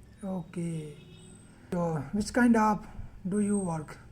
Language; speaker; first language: English; non-native, learner; Hindi